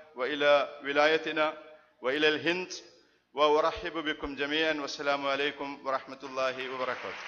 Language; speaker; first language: Arabic; non-native, fluent; Malayalam